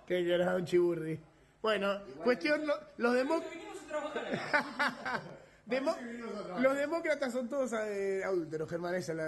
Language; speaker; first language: Spanish; native; Spanish